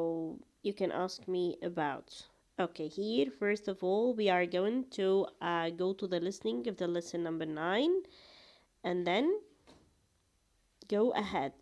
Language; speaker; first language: English; non-native, fluent; Arabic